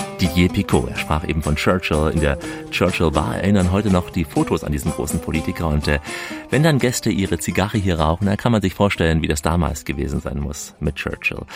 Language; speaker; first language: German; native; German